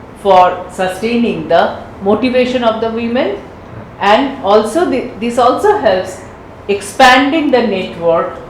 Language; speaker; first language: English; non-native, local second language; Bangla